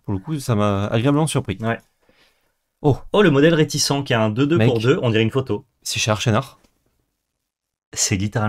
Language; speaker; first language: French; native; French